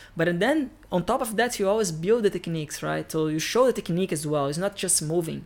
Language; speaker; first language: English; non-native, fluent; Portuguese